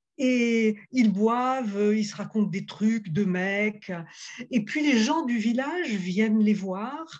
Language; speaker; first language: French; native; French